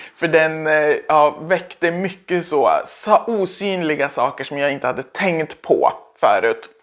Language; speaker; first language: Swedish; native; Swedish